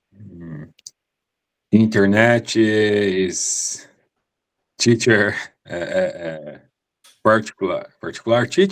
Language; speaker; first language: English; non-native, learner; Portuguese